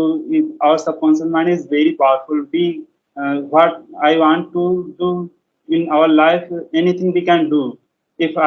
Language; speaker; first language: English; non-native, learner; Hindi